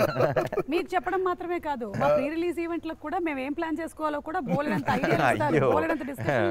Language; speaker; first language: Telugu; native; Telugu